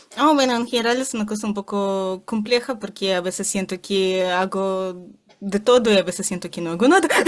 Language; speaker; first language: Spanish; non-native, fluent; Ukrainian